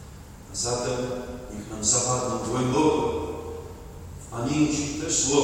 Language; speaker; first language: Polish; native; Polish